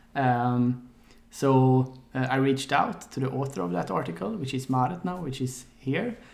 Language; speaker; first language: English; non-native, fluent; Swedish